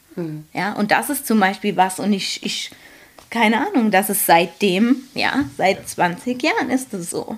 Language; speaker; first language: German; native; German